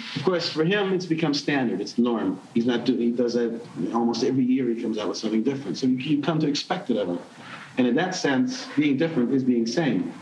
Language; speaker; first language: English; non-native, fluent; Dutch